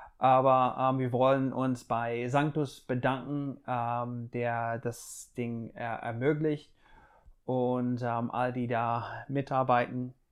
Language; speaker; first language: German; non-native, fluent; English